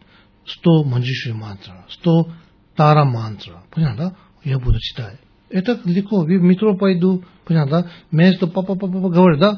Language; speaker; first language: Russian; non-native, learner; Tibetan